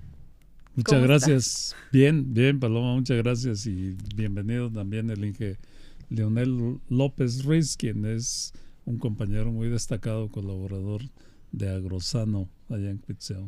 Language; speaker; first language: Spanish; native; Spanish